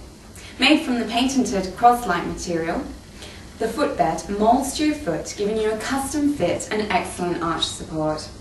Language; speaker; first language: English; native; English